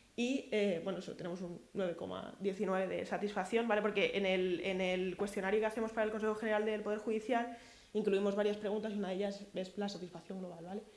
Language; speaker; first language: Spanish; native; Spanish